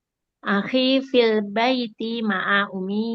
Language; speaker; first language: Arabic; non-native, learner; Indonesian